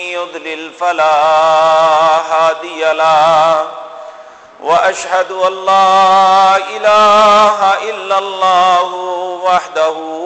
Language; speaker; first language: Urdu; non-native, local second language; Punjabi